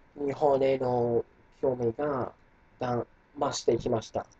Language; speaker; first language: Japanese; non-native, fluent; English